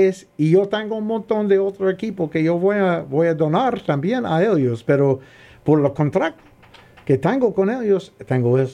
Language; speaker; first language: Spanish; non-native, learner; English